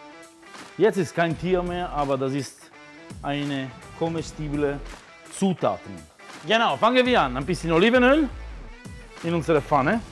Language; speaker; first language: German; non-native, fluent; Italian